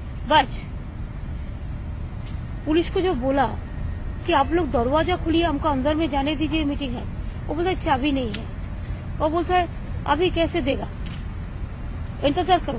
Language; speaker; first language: Hindi; non-native, local second language; Bangla